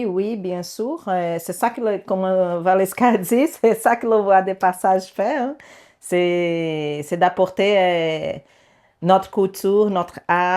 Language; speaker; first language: French; non-native, learner; Portuguese